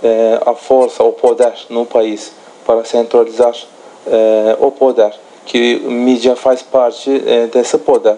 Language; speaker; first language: Portuguese; non-native, fluent; Turkish